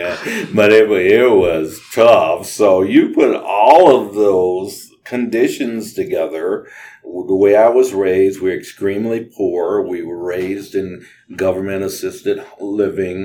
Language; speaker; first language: English; native; English